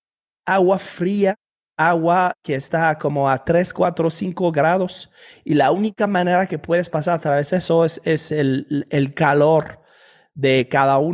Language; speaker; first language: Spanish; non-native, fluent; French